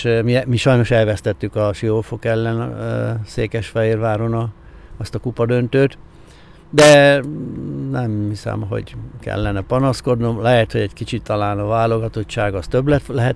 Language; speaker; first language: Hungarian; native; Hungarian